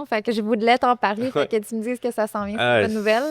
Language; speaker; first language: French; native; French